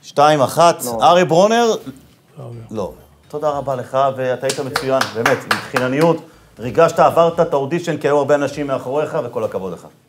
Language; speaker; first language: Hebrew; native; Hebrew